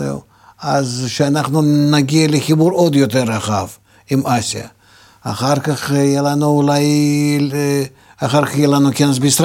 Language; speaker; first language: Hebrew; non-native, fluent; Russian